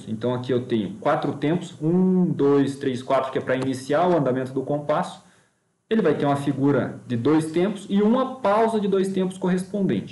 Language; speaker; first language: Portuguese; native; Portuguese